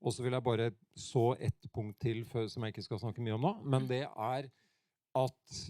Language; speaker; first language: Norwegian; native; Norwegian